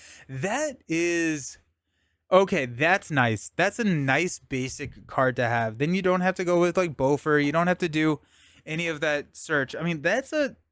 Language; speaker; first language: English; native; English